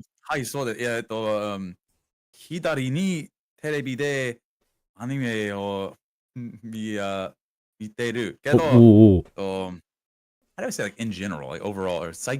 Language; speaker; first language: Japanese; non-native, learner; English